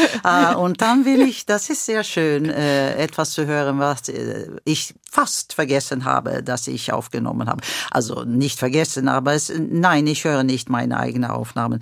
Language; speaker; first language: German; non-native, fluent; Swedish